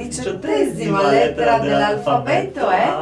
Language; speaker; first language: Italian; non-native, fluent; Polish